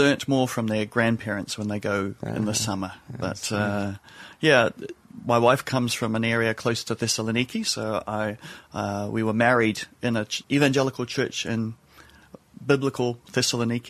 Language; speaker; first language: English; native; English